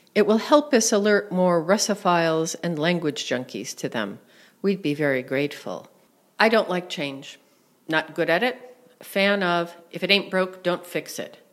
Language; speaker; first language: English; native; English